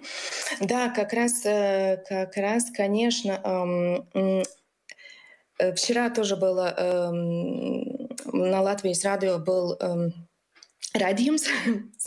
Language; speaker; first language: Russian; non-native, local second language; Latvian